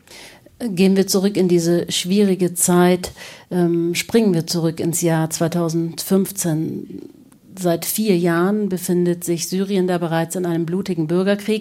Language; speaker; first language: German; native; German